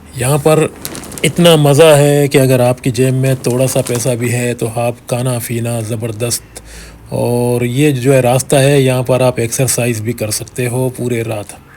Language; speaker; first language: Urdu; non-native, local second language; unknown